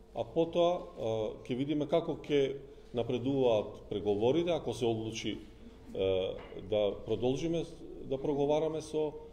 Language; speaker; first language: Macedonian; non-native, local second language; Albanian